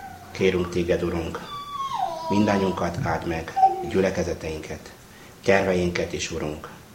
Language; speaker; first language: Hungarian; non-native, fluent; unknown